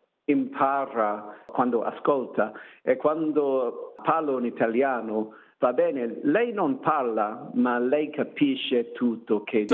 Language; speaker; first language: Italian; non-native, learner; English